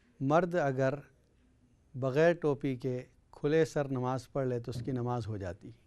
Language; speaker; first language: Urdu; native; Urdu